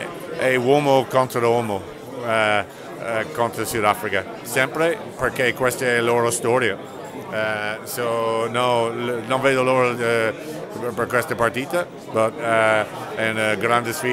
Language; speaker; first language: Italian; non-native, learner; English